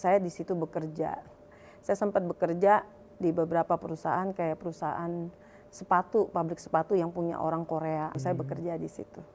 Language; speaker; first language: Indonesian; native; Indonesian